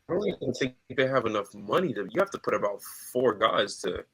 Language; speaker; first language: English; native; English